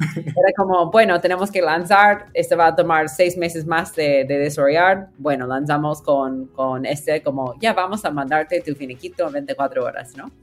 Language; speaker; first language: Spanish; non-native, fluent; English